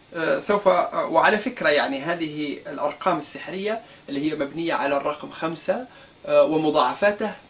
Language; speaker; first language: Arabic; non-native, local second language; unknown